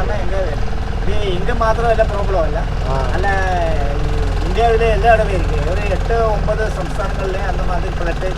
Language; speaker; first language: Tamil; non-native, local second language; Malayalam